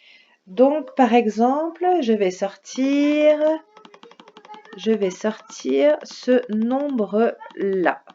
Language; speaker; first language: French; native; French